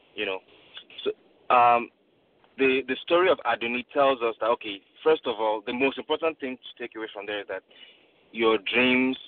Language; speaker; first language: English; non-native, local second language; Yoruba